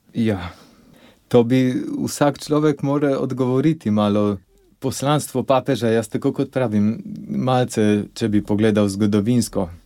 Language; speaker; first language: Slovenian; non-native, fluent; Polish